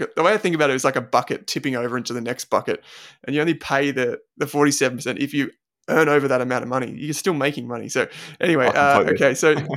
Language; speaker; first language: English; native; English